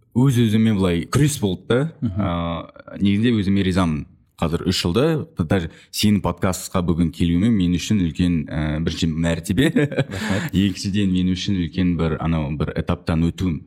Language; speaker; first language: Kazakh; non-native, local second language; Russian